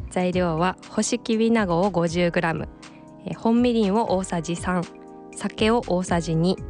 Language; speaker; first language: Japanese; native; Japanese